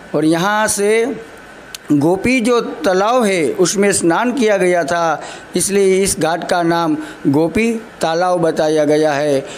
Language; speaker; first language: Hindi; non-native, local second language; Gujarati